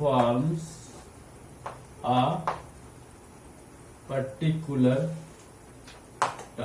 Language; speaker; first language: English; non-native, local second language; Hindi